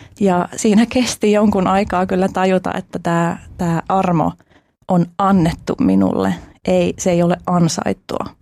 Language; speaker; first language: Finnish; early bilingual, other home language; Albanian